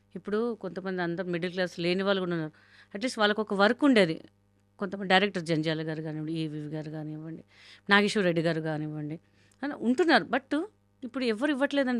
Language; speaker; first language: Telugu; non-native, local second language; Hindi